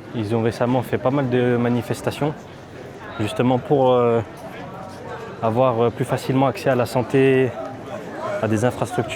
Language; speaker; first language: French; native; French